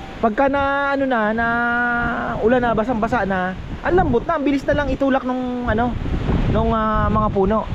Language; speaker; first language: Filipino; native; Filipino